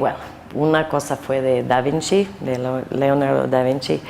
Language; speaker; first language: Spanish; non-native, learner; English